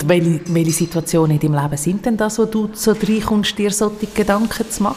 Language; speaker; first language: German; native; German